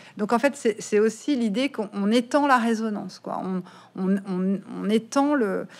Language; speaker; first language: French; native; French